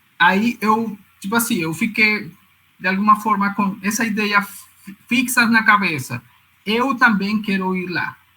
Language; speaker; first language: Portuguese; non-native, fluent; Spanish